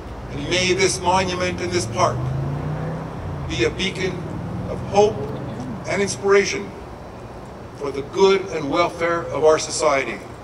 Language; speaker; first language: English; native; English